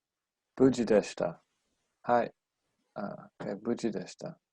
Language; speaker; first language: Japanese; non-native, learner; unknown